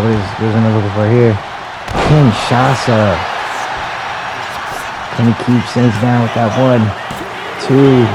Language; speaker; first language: English; native; English